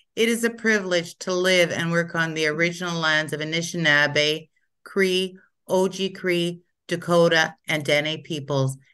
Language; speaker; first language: English; native; English